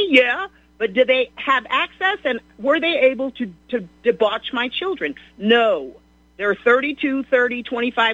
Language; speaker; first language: English; native; English